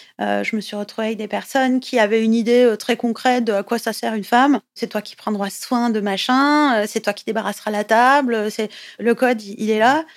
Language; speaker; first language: French; native; French